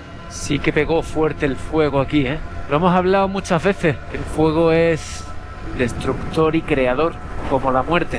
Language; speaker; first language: Spanish; native; Spanish